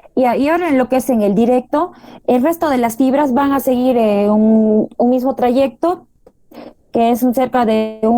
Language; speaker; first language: Spanish; native; Spanish